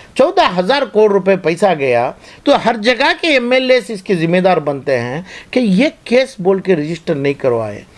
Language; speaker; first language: Hindi; non-native, local second language; Urdu